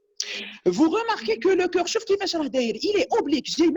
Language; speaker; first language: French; non-native, local second language; Arabic